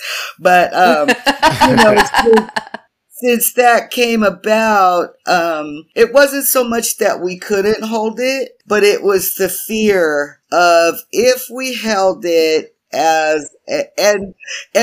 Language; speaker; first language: English; native; English